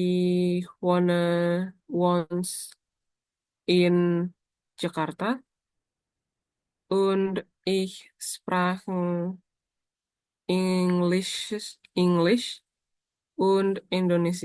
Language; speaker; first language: German; non-native, learner; Indonesian